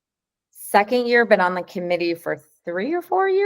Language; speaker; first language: English; native; English